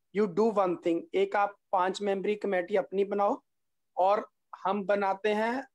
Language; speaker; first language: Hindi; native; Hindi